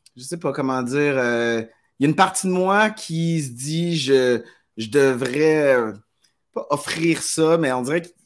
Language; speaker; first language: French; native; French